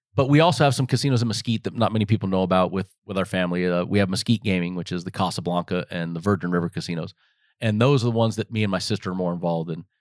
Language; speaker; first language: English; native; English